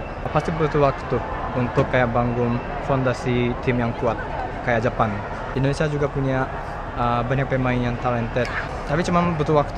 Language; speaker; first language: Indonesian; non-native, fluent; Japanese